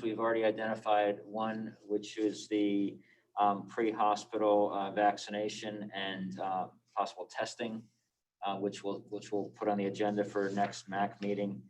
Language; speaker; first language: English; native; English